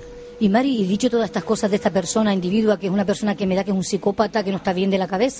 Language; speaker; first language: Spanish; native; Spanish